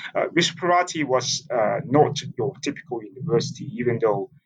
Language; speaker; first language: English; non-native, local second language; Cantonese